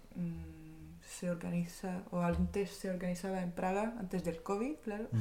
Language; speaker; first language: Spanish; non-native, fluent; Czech